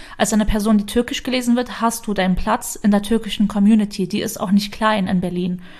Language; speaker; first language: German; early bilingual, other home language; Kurdish